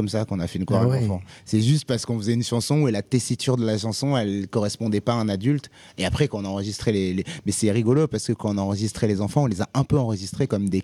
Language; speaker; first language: French; native; French